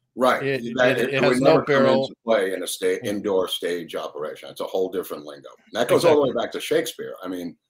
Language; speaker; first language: English; native; English